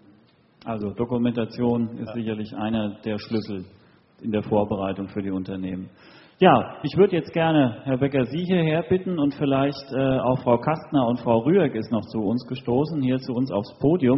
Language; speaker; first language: German; native; German